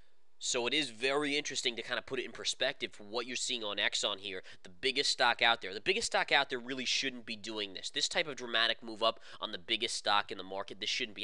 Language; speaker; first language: English; native; English